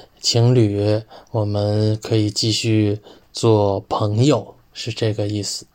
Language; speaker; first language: Chinese; native; Chinese